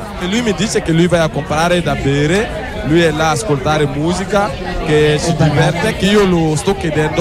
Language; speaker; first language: Italian; non-native, learner; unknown